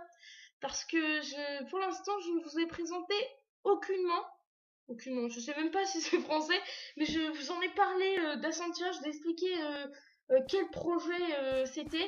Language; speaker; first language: French; native; French